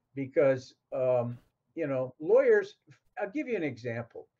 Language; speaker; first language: English; native; English